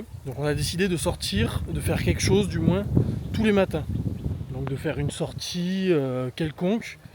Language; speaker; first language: French; native; French